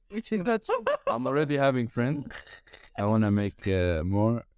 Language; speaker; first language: English; non-native, fluent; Arabic